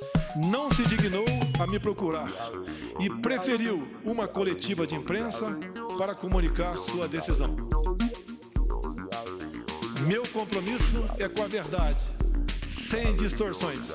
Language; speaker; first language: Portuguese; native; Portuguese